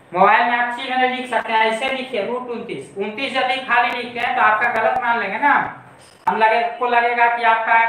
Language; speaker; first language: Hindi; native; Hindi